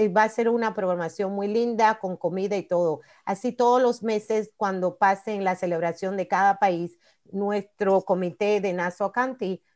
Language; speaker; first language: Spanish; native; Spanish